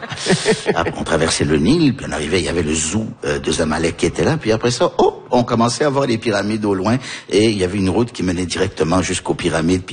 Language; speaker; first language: French; early bilingual, heritage; French